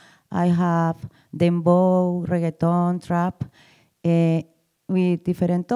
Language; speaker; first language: English; non-native, learner; Spanish